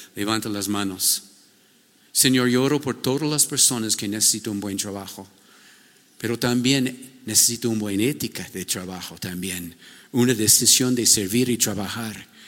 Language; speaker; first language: Spanish; non-native, fluent; English